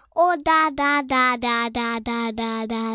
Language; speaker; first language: Russian; early bilingual, heritage; Russian